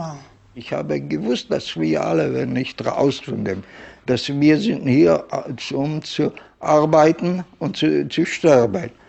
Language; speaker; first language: German; non-native, learner; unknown